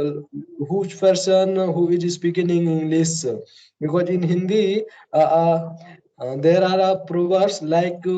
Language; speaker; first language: English; non-native, learner; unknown